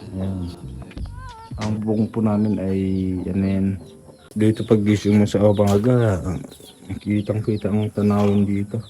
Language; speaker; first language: Filipino; non-native, local second language; Bikol